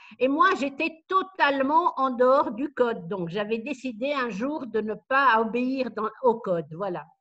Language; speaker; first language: French; non-native, local second language; Arabic